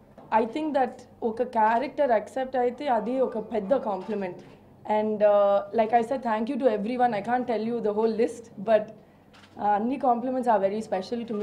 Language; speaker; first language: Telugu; non-native, fluent; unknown